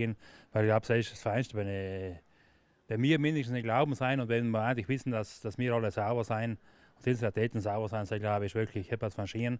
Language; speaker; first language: German; native; German